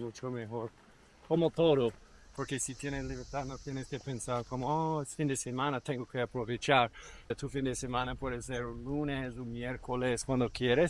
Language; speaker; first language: Spanish; non-native, learner; English